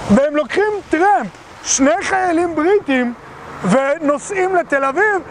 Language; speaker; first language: Hebrew; native; Hebrew